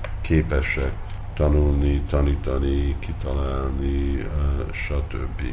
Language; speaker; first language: Hungarian; early bilingual, heritage; Hungarian